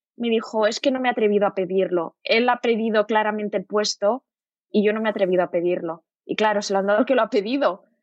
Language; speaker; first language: Spanish; native; Spanish